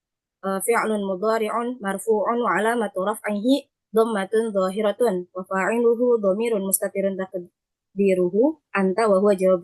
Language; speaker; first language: Arabic; non-native, learner; Indonesian